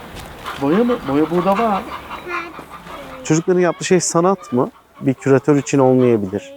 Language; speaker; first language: Turkish; native; Turkish